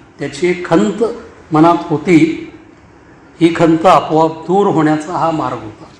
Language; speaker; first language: Marathi; non-native, local second language; Kannada